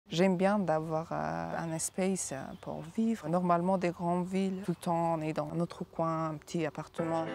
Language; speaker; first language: French; non-native, learner; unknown